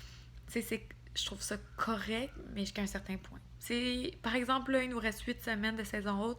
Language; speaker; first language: French; native; French